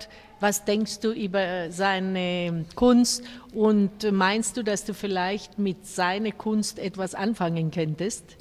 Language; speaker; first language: German; non-native, fluent; Spanish